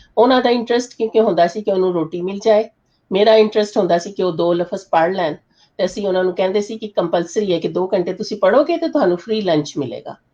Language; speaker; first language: Punjabi; non-native, local second language; Urdu